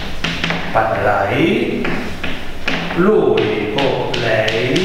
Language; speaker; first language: Italian; native; Italian